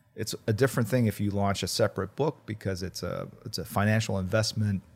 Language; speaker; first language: English; early bilingual, other home language; Korean